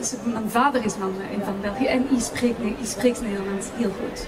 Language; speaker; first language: Dutch; early bilingual, heritage; French